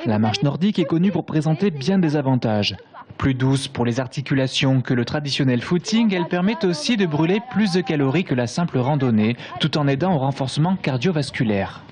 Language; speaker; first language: French; native; French